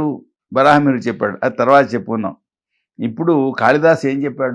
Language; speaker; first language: Telugu; native; Telugu